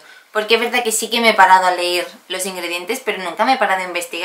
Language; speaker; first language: Spanish; native; Spanish